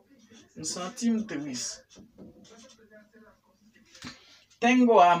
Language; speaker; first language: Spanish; non-native, learner; Haitian Creole